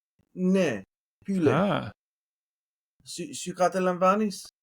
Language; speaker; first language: Greek; non-native, learner; English